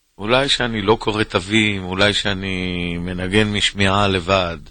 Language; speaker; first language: Hebrew; native; Hebrew